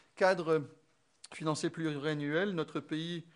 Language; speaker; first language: French; non-native, local second language; Luxembourgish